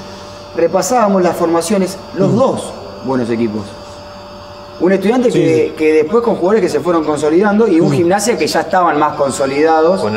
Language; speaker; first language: Spanish; native; Spanish